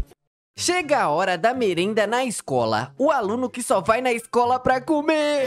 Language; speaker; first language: Portuguese; native; Portuguese